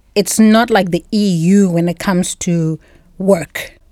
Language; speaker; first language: English; non-native, local second language; Shona